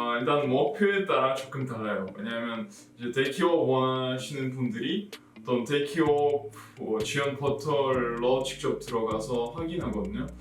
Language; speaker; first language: Korean; non-native, fluent; Russian